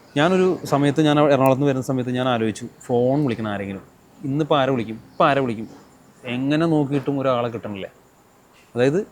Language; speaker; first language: Malayalam; native; Malayalam